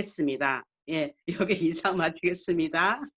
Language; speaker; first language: Korean; non-native, learner; Chinese